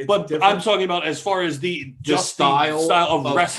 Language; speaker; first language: English; native; English